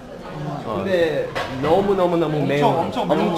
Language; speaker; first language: Korean; non-native, learner; English